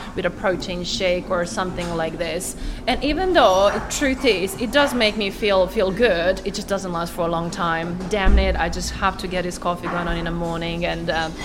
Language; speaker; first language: English; non-native, fluent; Croatian